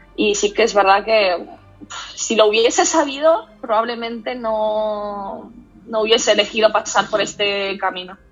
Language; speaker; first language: Spanish; early bilingual, other home language; Russian